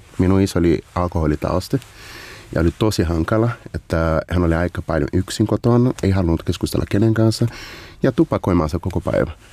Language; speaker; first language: Finnish; non-native, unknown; Portuguese